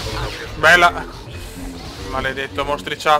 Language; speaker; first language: Italian; native; Italian